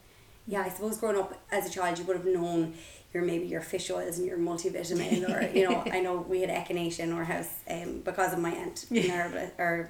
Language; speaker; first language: English; native; English